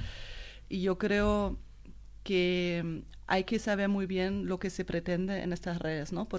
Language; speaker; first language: Spanish; non-native, fluent; German